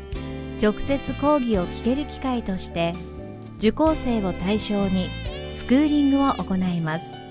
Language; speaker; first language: Japanese; native; Japanese